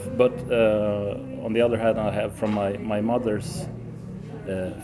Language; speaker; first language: English; early bilingual, other home language; Swedish